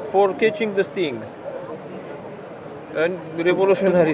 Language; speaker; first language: English; non-native, learner; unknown